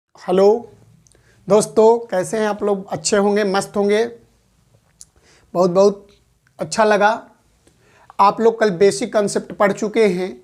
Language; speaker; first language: Hindi; native; Hindi